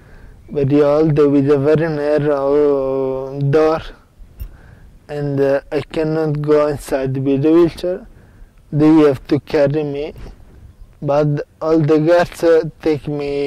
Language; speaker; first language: English; non-native, learner; Italian